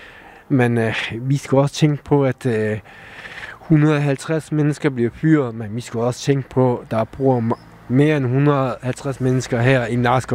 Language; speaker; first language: Danish; non-native, fluent; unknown